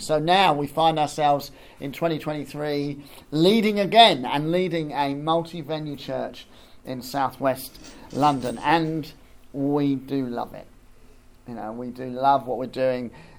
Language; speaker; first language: English; native; English